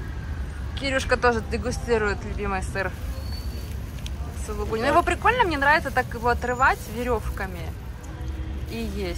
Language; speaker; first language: Russian; native; Russian